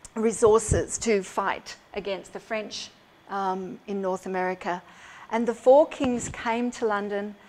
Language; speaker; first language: English; native; English